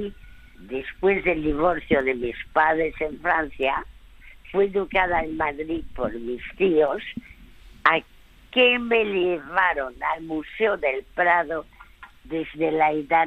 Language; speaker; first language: Spanish; early bilingual, other home language; French